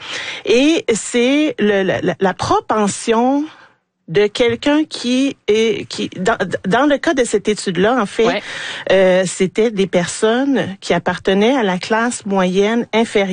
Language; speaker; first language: French; native; French